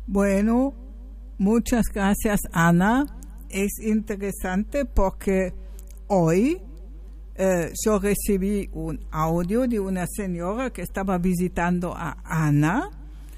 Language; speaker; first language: Spanish; non-native, fluent; German